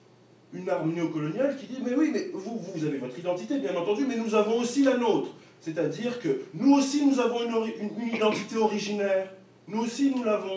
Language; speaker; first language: French; native; French